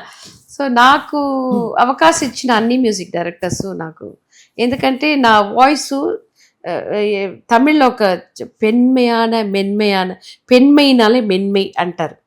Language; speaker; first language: Telugu; non-native, local second language; Tamil